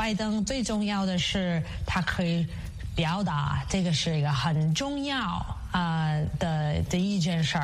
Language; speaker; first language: Chinese; non-native, fluent; English